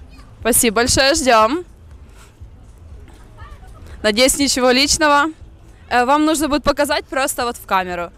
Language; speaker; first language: Russian; native; Russian